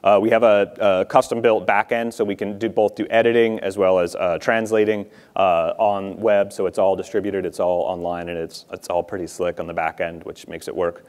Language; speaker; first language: English; native; English